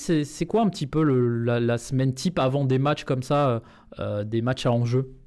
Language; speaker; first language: French; native; French